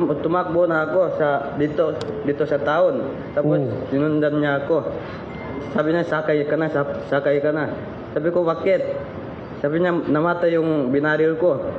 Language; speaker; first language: Filipino; non-native, local second language; Chavacano